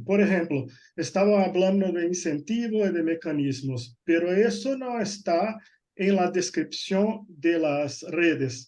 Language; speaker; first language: Spanish; non-native, fluent; Portuguese